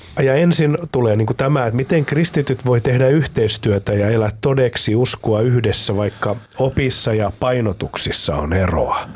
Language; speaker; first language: Finnish; native; Finnish